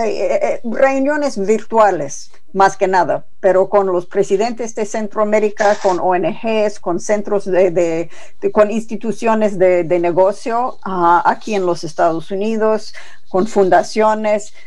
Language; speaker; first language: Spanish; non-native, fluent; English